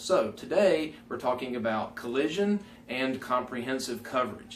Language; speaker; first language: English; native; English